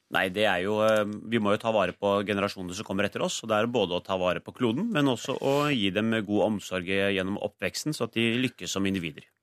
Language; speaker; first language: Norwegian; early bilingual, other home language; Urdu